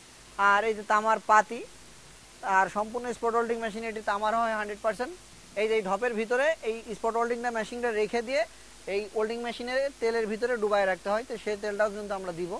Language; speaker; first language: Bangla; native; Bangla